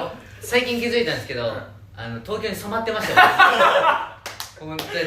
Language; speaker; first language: Japanese; native; Japanese